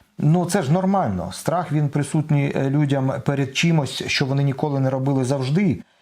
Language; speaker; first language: Ukrainian; non-native, local second language; Russian